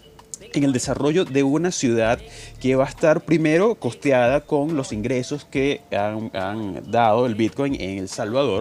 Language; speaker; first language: Spanish; native; Spanish